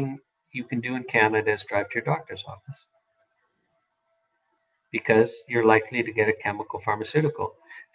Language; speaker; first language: English; native; English